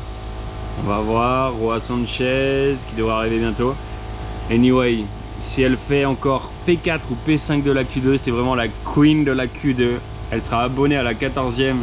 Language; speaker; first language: French; native; French